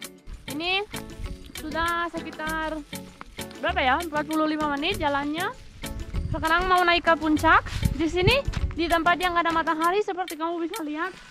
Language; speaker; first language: Indonesian; non-native, fluent; Spanish